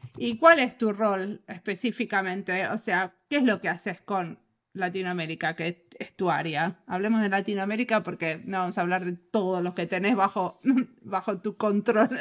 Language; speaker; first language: Spanish; native; Spanish